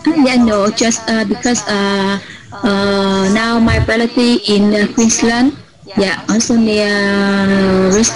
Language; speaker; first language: English; non-native, learner; Vietnamese